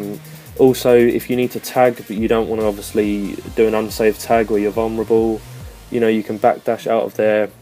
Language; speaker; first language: English; native; English